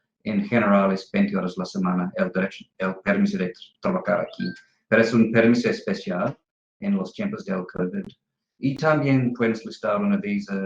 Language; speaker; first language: Spanish; non-native, fluent; English